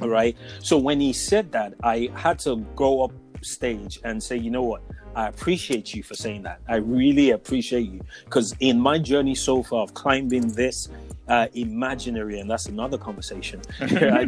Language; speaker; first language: English; non-native, local second language; Yoruba